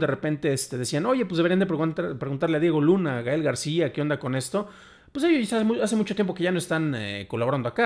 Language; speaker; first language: Spanish; native; Spanish